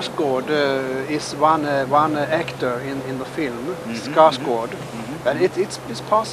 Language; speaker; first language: English; non-native, fluent; Swedish